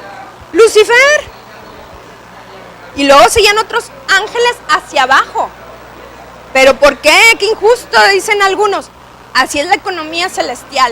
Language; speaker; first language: Spanish; native; Spanish